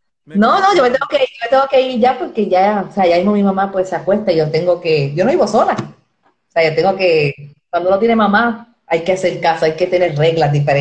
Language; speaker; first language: Spanish; native; Spanish